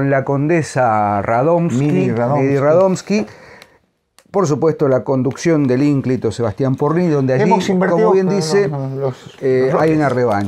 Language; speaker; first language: Spanish; native; Spanish